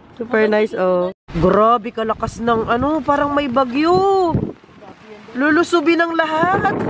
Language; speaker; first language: Filipino; non-native, local second language; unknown